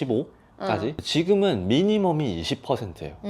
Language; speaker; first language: Korean; non-native, local second language; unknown